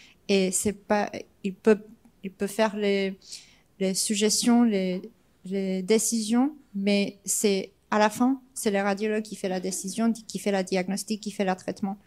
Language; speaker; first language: French; non-native, fluent; English